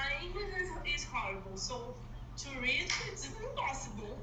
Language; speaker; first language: English; non-native, learner; Portuguese